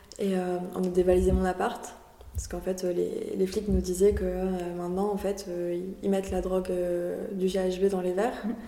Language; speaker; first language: French; early bilingual, other home language; Spanish